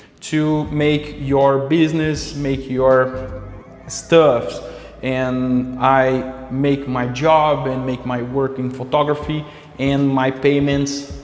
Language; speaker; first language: English; non-native, local second language; Portuguese